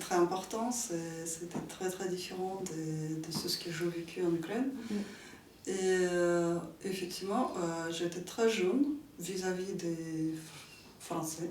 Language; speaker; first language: French; non-native, fluent; Ukrainian